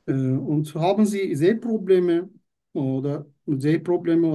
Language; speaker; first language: German; non-native, learner; Turkish